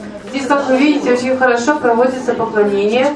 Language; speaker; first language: Russian; native; Russian